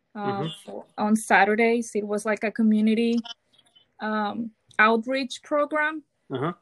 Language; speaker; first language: English; non-native, fluent; Spanish